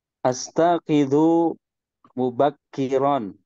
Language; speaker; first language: Arabic; non-native, learner; Indonesian